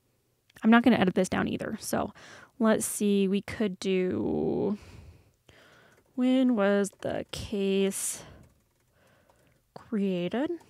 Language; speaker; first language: English; native; English